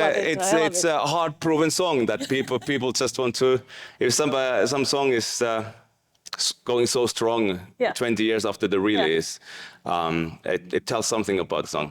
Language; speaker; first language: English; non-native, fluent; Finnish